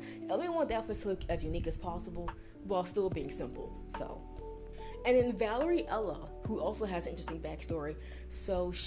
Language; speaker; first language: English; native; English